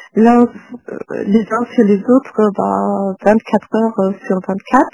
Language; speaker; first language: French; non-native, fluent; German